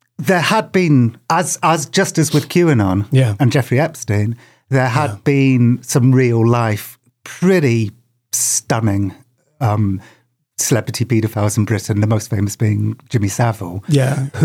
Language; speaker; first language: English; native; English